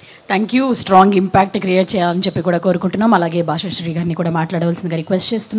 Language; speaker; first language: Telugu; native; Telugu